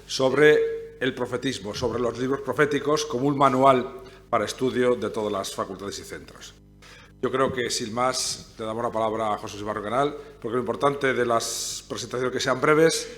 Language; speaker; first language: Spanish; native; Spanish